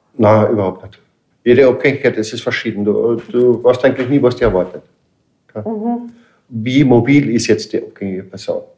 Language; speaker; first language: German; native; German